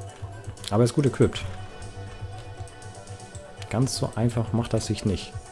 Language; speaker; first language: German; native; German